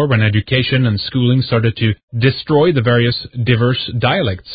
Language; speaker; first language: English; non-native, fluent; Swedish